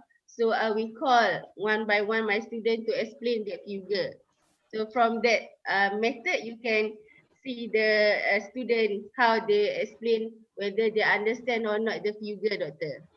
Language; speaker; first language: English; non-native, local second language; Malay